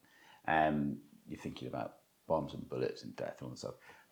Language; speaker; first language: English; native; English